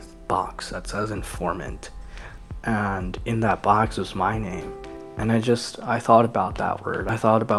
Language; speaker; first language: English; native; English